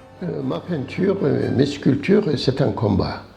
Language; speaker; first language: French; non-native, learner; Turkish